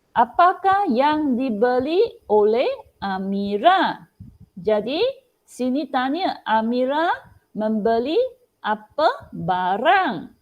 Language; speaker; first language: Malay; non-native, local second language; Chinese